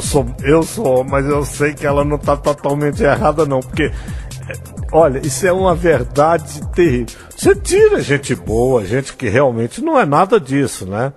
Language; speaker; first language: Portuguese; native; Portuguese